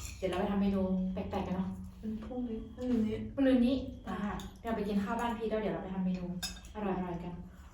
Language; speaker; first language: Thai; non-native, local second language; Shan